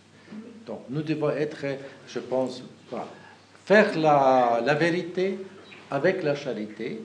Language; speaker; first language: French; non-native, fluent; German